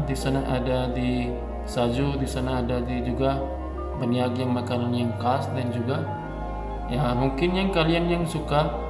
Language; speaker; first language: Indonesian; non-native, learner; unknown